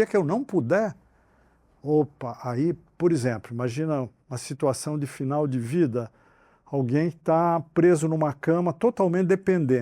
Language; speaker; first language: Portuguese; native; Portuguese